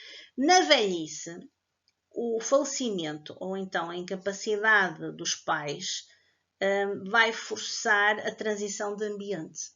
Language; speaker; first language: Portuguese; native; Portuguese